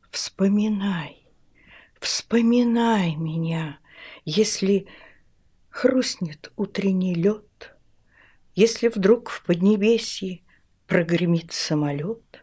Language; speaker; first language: Russian; native; Russian